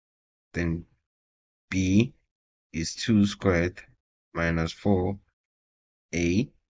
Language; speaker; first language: English; non-native, local second language; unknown